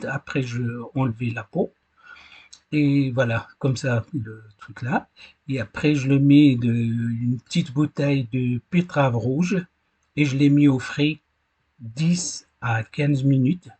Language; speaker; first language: French; non-native, learner; Arabic